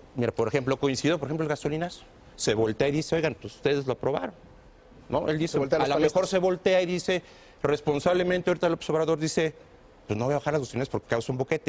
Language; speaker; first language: Spanish; native; Spanish